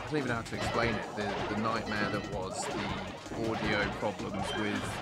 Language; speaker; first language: English; native; English